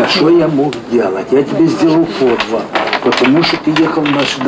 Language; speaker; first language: Russian; native; Russian